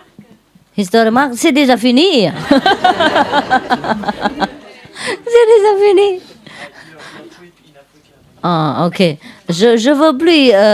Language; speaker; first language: French; non-native, learner; Vietnamese